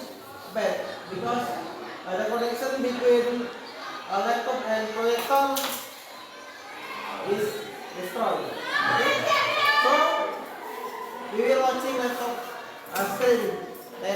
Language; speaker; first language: English; non-native, learner; Indonesian